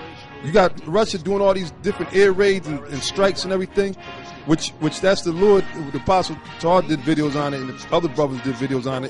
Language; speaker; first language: English; native; English